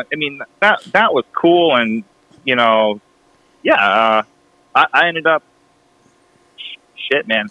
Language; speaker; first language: English; native; English